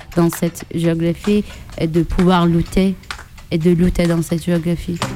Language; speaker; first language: French; non-native, fluent; Turkish